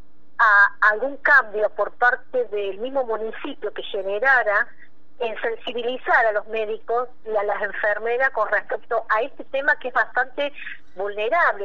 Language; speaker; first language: Spanish; native; Spanish